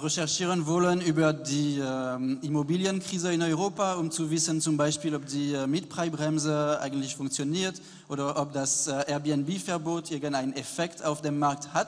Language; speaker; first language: German; non-native, fluent; French